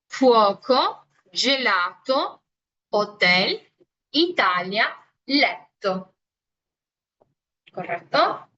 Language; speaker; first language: Italian; non-native, fluent; Spanish